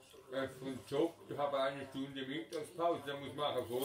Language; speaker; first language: German; non-native, learner; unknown